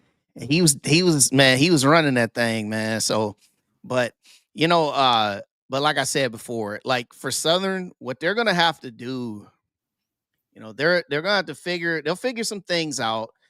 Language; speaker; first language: English; native; English